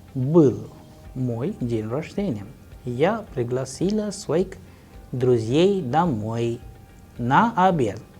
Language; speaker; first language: Russian; non-native, fluent; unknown